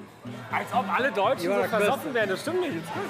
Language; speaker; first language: German; native; German